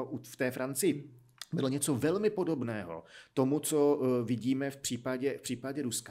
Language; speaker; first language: Czech; native; Czech